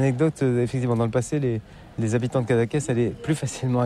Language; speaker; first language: French; native; French